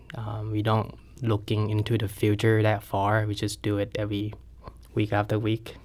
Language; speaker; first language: English; non-native, fluent; Thai